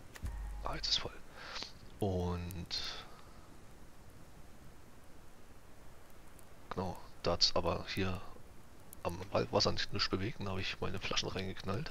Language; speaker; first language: German; native; German